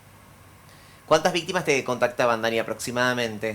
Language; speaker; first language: Spanish; native; Spanish